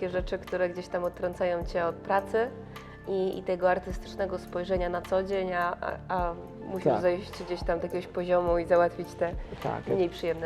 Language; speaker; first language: Polish; native; Polish